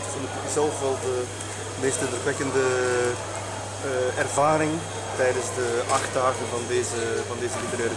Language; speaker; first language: Dutch; non-native, fluent; French